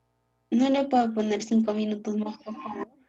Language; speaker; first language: Spanish; native; Spanish